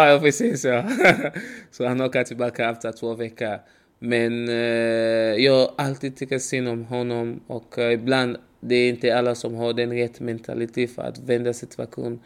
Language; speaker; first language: Swedish; non-native, learner; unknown